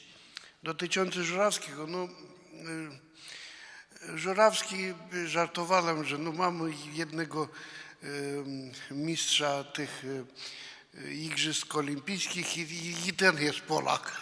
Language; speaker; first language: Polish; non-native, fluent; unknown